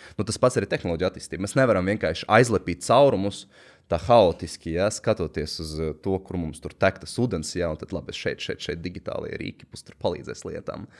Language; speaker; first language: Latvian; native; Latvian